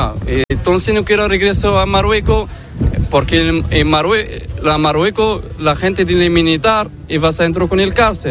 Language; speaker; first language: Spanish; non-native, learner; Arabic